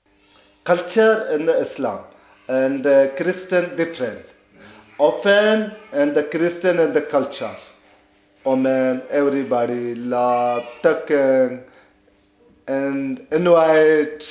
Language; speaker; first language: English; non-native, learner; Baluchi